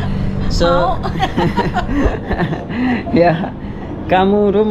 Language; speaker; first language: Indonesian; non-native, learner; Urdu